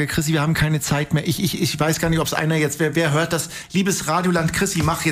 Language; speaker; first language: German; native; German